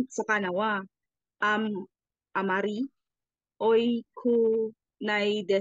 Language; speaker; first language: Japanese; non-native, learner; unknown